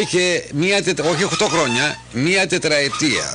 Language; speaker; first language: Greek; native; Greek